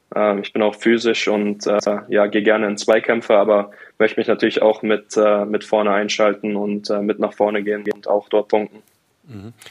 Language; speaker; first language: German; native; German